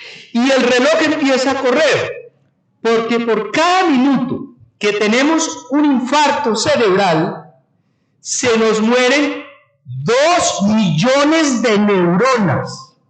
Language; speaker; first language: Spanish; native; Spanish